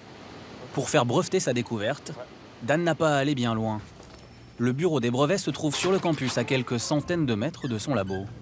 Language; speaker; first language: French; native; French